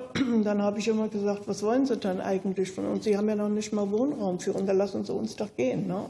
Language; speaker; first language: German; native; German